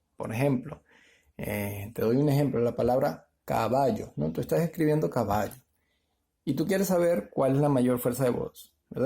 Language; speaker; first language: Spanish; native; Spanish